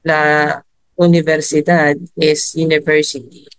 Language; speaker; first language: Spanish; non-native, learner; Filipino